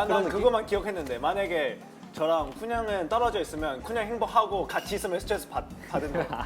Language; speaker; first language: Korean; non-native, fluent; Chinese